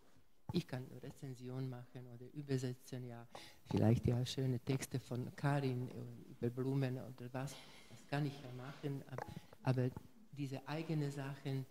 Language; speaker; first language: German; non-native, fluent; Hungarian